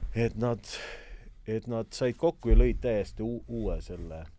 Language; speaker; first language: Estonian; native; Estonian